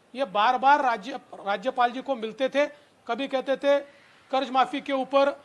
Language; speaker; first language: Hindi; non-native, local second language; Marathi